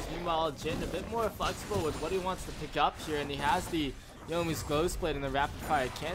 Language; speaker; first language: English; native; English